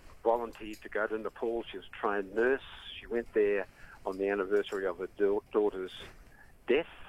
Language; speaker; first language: English; native; English